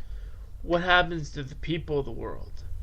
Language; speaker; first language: English; native; English